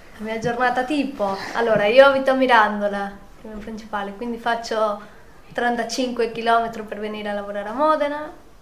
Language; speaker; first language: Italian; non-native, fluent; Spanish